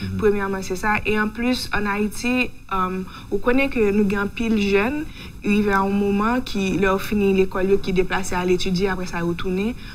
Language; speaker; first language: French; non-native, local second language; Haitian Creole